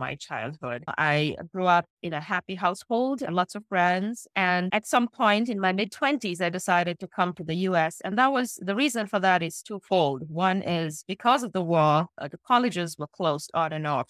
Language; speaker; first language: English; non-native, local second language; Sinhala